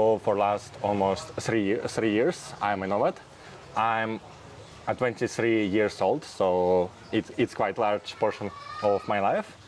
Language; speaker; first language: English; non-native, fluent; Russian